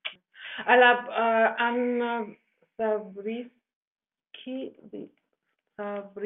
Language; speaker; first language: Greek; non-native, learner; German